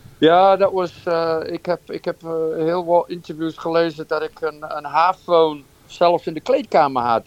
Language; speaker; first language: Dutch; non-native, fluent; English